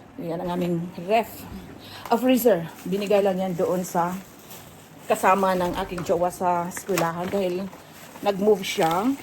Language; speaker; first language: Filipino; non-native, local second language; Cebuano